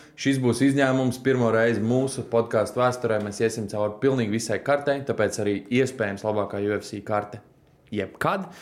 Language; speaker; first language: Latvian; native; Latvian